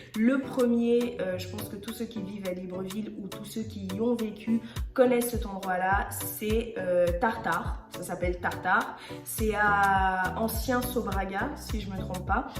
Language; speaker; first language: French; early bilingual, other home language; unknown